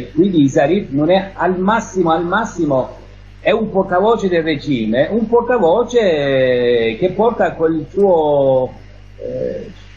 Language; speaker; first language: Italian; non-native, fluent; Persian